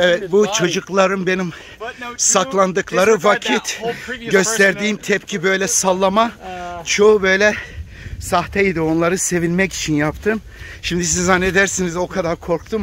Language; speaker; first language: Turkish; native; Turkish